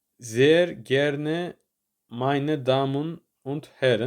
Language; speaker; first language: German; non-native, learner; Turkish